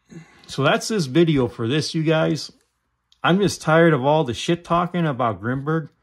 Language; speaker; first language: English; native; English